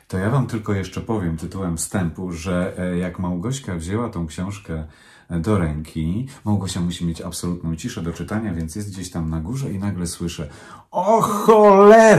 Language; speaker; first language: Polish; native; Polish